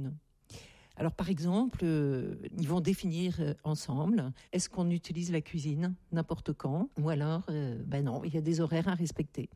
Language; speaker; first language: French; native; French